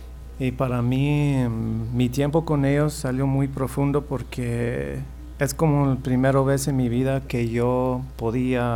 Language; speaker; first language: Spanish; early bilingual, heritage; English